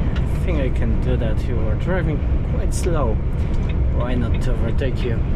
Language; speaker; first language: English; non-native, fluent; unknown